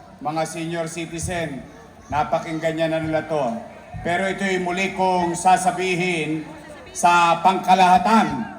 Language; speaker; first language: Filipino; native; Filipino